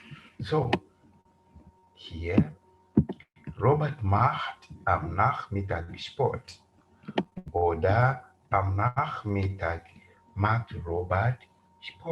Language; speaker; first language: German; non-native, fluent; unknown